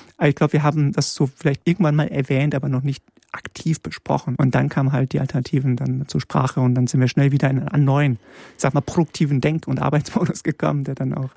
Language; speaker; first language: German; early bilingual, other home language; Polish